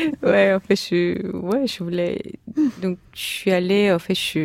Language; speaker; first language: French; non-native, fluent; Korean